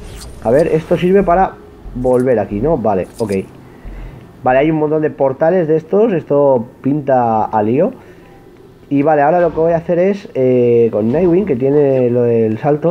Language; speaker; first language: Spanish; native; Spanish